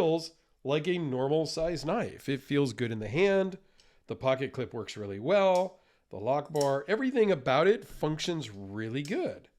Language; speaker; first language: English; native; English